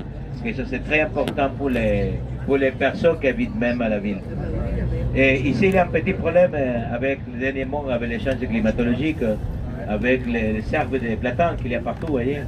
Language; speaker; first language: French; non-native, fluent; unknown